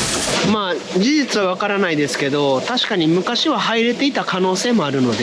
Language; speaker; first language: Japanese; native; Japanese